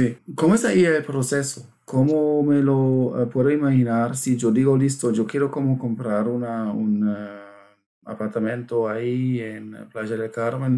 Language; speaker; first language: Spanish; non-native, fluent; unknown